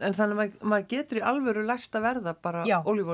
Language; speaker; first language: Icelandic; native; Icelandic